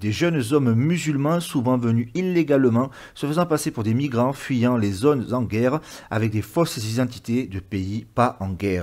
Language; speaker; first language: French; native; French